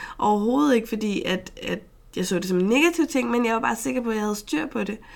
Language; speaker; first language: Danish; native; Danish